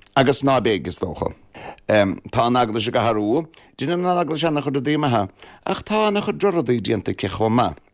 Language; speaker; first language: Irish; native; Irish